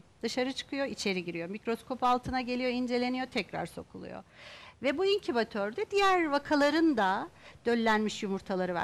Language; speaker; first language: Turkish; native; Turkish